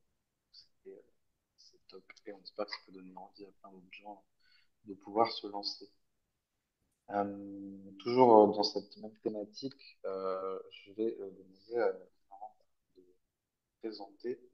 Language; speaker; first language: French; native; French